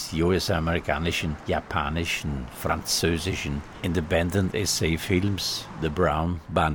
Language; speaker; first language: German; native; German